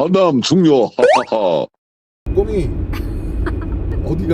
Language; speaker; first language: Korean; native; Korean